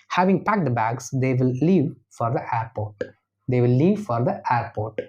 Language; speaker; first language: English; non-native, local second language; Tamil